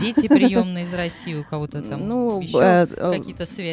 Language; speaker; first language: Russian; native; Russian